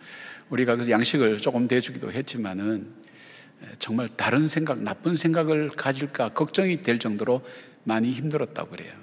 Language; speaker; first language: Korean; native; Korean